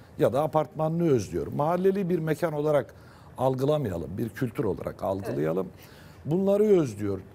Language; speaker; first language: Turkish; native; Turkish